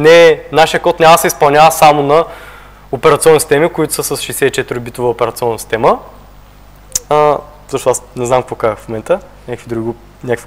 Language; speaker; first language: Bulgarian; native; Bulgarian